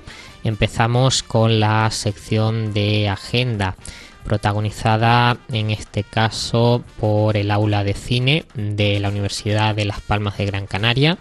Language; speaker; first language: Spanish; native; Spanish